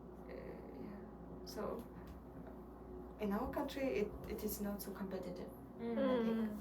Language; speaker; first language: English; non-native, learner; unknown